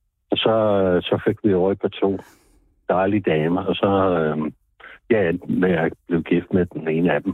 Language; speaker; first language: Danish; non-native, fluent; English